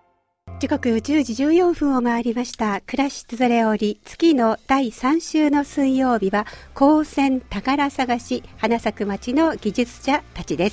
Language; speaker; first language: Japanese; native; Japanese